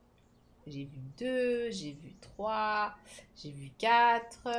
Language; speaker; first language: French; native; French